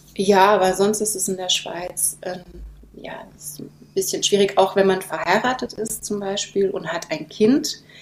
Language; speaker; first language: German; native; German